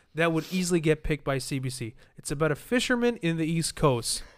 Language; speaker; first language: English; early bilingual, other home language; Arabic